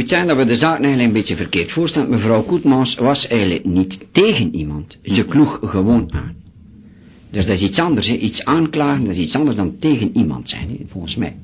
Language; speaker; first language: Dutch; native; Dutch